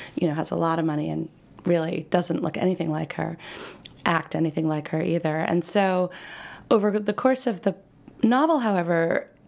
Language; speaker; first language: English; native; English